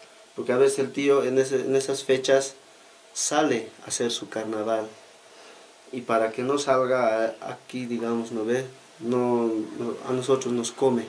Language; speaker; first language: Spanish; native; Spanish